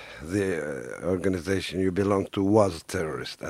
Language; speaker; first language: English; non-native, fluent; Turkish